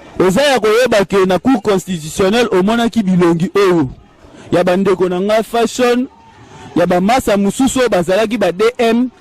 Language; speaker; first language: Lingala; native; Lingala